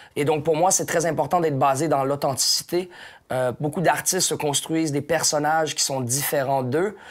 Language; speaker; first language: French; native; French